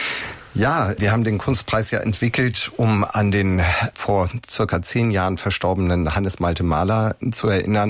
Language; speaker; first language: German; native; German